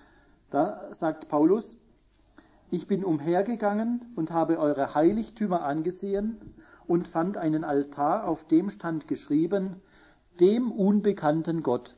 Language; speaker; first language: German; native; German